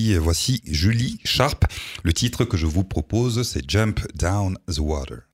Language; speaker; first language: French; native; French